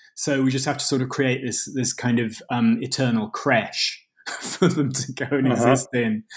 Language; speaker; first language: English; native; English